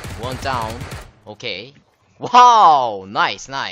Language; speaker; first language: English; non-native, learner; Korean